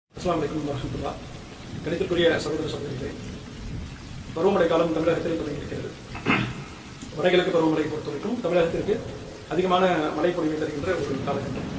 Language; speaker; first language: Tamil; native; Tamil